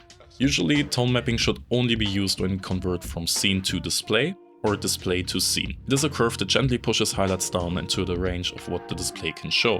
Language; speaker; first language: English; non-native, fluent; German